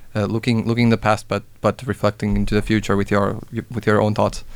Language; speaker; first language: English; non-native, fluent; Finnish